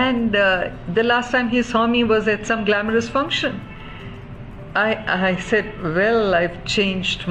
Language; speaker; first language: English; non-native, local second language; Kannada